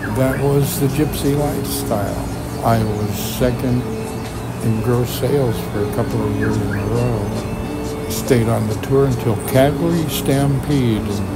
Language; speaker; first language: English; native; English